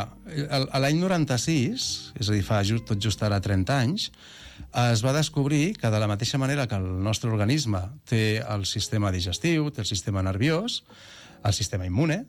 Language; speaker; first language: Catalan; native; Catalan